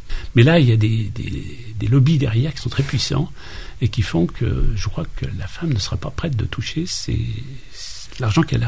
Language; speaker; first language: French; native; French